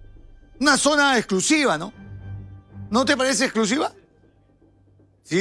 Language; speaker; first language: Spanish; native; Spanish